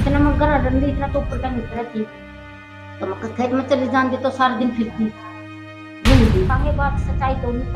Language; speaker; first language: Hindi; non-native, local second language; Haryanvi